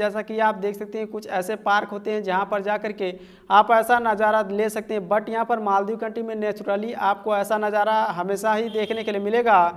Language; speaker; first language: Hindi; native; Hindi